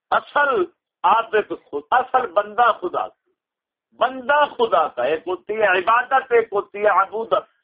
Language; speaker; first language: Urdu; non-native, local second language; Punjabi